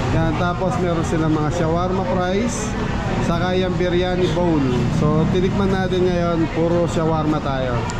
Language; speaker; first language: Filipino; native; Filipino